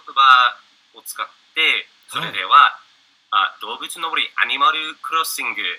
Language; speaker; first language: Japanese; non-native, learner; English